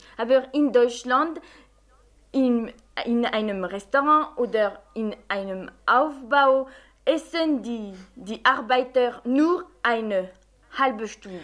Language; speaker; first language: German; non-native, fluent; French